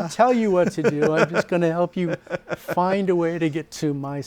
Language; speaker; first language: English; native; English